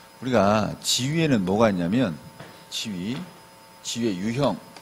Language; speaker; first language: Korean; native; Korean